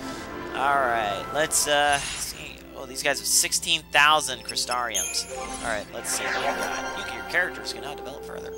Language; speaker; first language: English; native; English